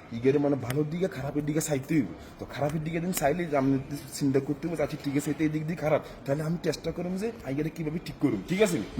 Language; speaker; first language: Bangla; non-native, learner; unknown